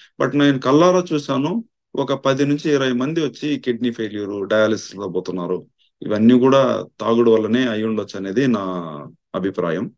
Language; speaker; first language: Telugu; non-native, local second language; Tamil